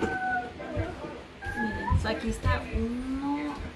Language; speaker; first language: Spanish; early bilingual, heritage; Spanish